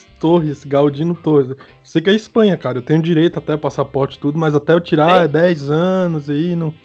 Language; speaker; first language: Portuguese; native; Portuguese